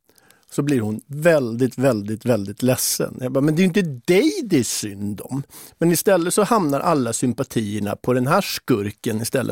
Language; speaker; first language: Swedish; native; Swedish